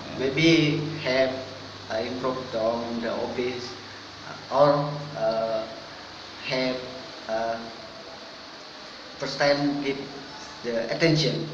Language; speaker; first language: English; non-native, learner; Indonesian